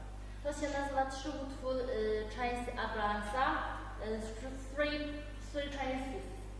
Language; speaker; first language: Polish; non-native, learner; Chinese